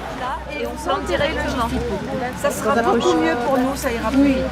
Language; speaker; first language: French; native; French